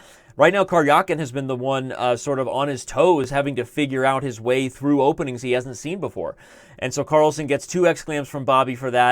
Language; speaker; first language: English; native; English